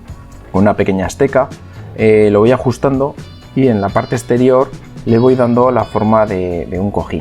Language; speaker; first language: Spanish; native; Spanish